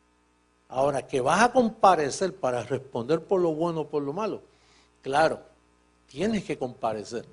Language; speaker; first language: Spanish; native; Spanish